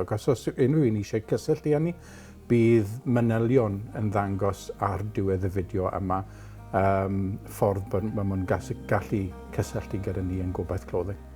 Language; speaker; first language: Welsh; non-native, local second language; English